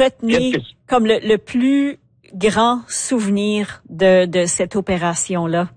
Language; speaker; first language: French; native; French